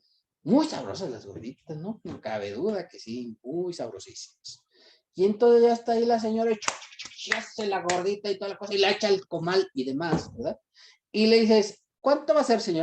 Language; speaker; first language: Spanish; native; Spanish